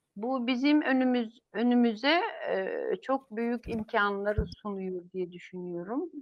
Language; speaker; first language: Turkish; non-native, fluent; Yakut